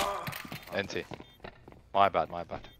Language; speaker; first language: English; non-native, learner; Finnish